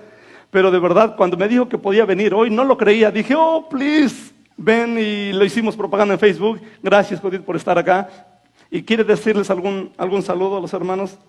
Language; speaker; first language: Spanish; native; Spanish